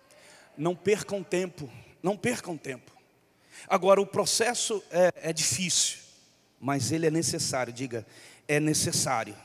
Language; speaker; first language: Portuguese; native; Portuguese